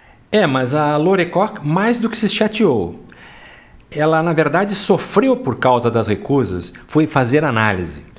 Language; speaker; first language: Portuguese; native; Portuguese